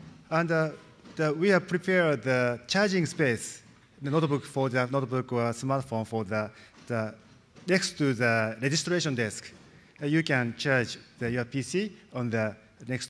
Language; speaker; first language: English; non-native, learner; Japanese